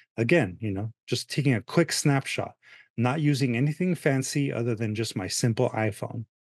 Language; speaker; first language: English; early bilingual, other home language; Spanish